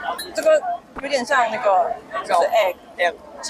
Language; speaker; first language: Chinese; non-native, fluent; Korean